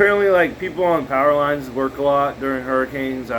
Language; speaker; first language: English; native; English